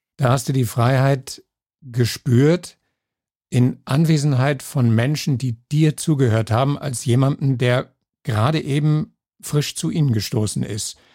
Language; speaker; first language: German; native; German